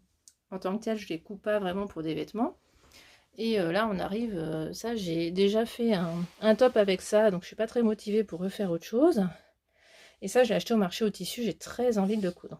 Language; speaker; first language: French; native; French